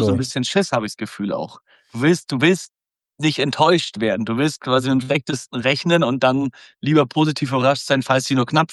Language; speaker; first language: German; native; German